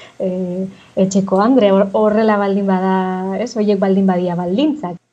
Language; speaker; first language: Basque; native; Basque